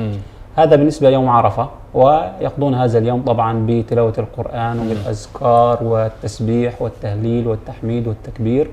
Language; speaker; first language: Arabic; native; Arabic